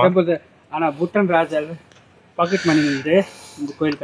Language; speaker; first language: Tamil; non-native, fluent; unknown